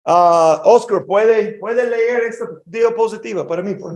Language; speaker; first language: Spanish; non-native, fluent; English